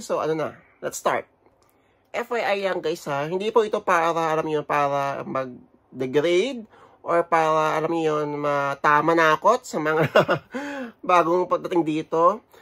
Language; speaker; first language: Filipino; native; Filipino